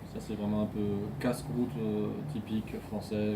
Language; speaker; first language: French; non-native, fluent; German